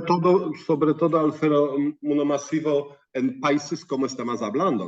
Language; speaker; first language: Spanish; non-native, fluent; Polish